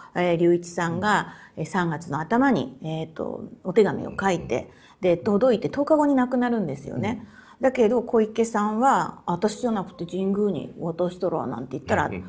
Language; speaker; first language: Japanese; native; Japanese